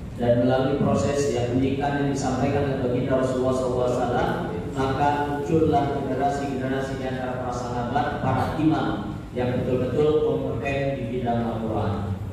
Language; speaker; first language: Indonesian; native; Indonesian